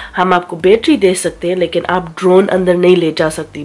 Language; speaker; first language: English; early bilingual, other home language; Hindi